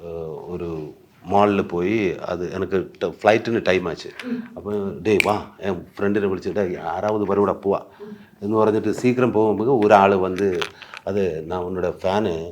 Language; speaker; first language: Tamil; non-native, learner; Malayalam